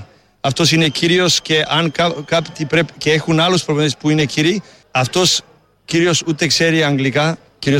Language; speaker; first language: Greek; non-native, learner; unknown